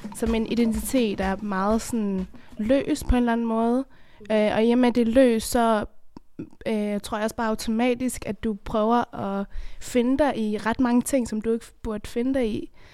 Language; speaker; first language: Danish; early bilingual, other home language; Persian